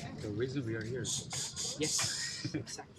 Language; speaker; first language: English; non-native, learner; Korean